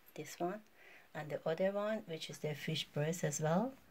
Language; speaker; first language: English; non-native, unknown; Persian